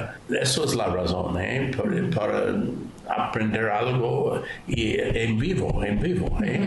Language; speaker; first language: Spanish; non-native, fluent; English